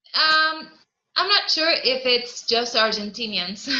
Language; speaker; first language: English; non-native, fluent; Spanish